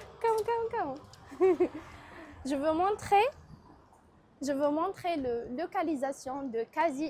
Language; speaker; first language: French; non-native, local second language; Arabic